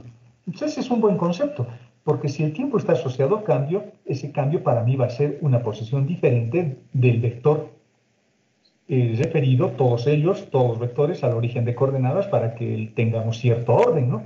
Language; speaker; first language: Spanish; native; Spanish